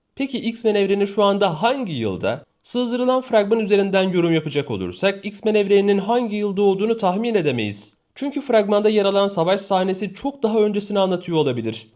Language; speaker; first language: Turkish; native; Turkish